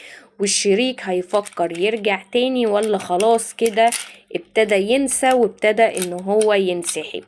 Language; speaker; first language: Arabic; native; Arabic